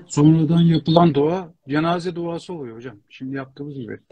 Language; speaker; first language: Turkish; native; Turkish